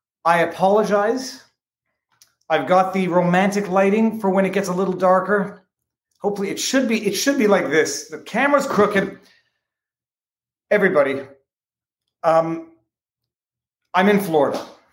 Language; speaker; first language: English; native; English